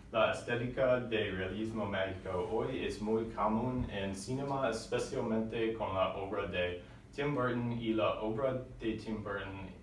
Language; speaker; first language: Spanish; non-native, learner; English